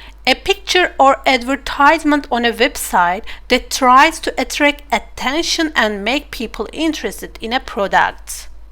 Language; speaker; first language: English; non-native, fluent; Turkish